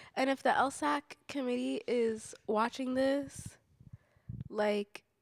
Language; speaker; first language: English; native; English